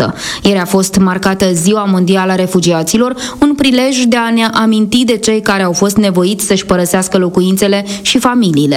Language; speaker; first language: Romanian; native; Romanian